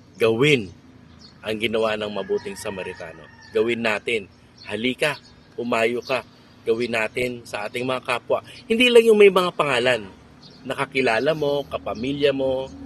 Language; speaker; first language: Filipino; native; Filipino